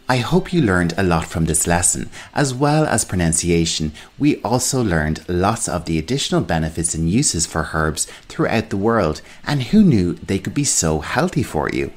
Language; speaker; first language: English; native; English